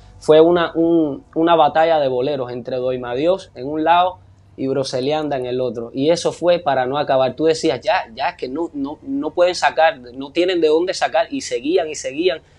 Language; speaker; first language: Spanish; native; Spanish